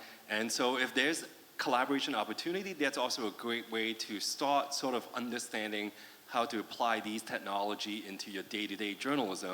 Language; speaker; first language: English; non-native, fluent; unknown